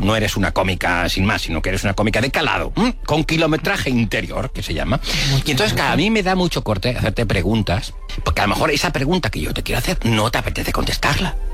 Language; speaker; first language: Spanish; native; Spanish